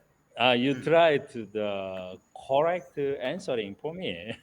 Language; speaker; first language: English; non-native, learner; Korean